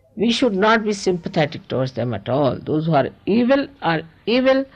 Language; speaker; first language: English; non-native, local second language; Marathi